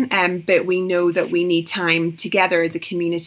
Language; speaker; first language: English; native; English